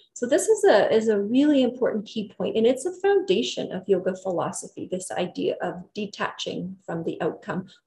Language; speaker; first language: English; native; English